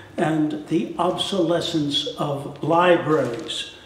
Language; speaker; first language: English; native; English